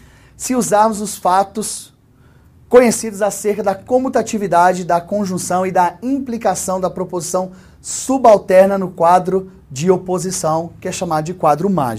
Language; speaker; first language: Portuguese; native; Portuguese